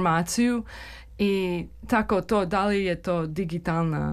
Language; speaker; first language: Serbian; early bilingual, heritage; Serbian